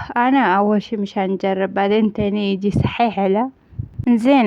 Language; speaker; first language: Arabic; non-native, learner; Amharic